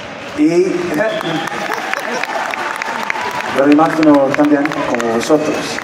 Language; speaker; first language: Spanish; non-native, fluent; French